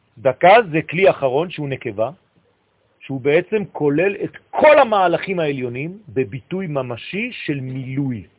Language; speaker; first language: Hebrew; non-native, fluent; French